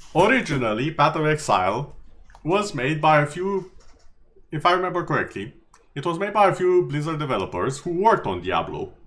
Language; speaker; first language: English; non-native, fluent; Romanian